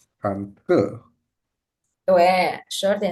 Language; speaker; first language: Chinese; non-native, learner; Indonesian